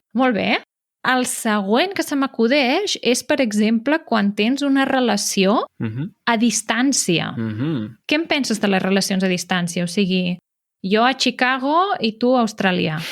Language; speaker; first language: Catalan; native; Catalan